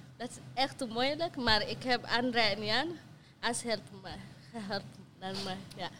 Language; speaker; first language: Dutch; non-native, learner; Tigrinya